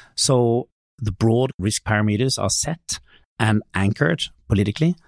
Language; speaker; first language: English; non-native, fluent; Norwegian